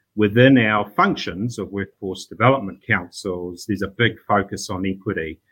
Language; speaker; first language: English; native; English